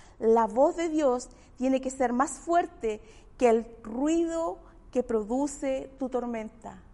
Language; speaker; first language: Spanish; native; Spanish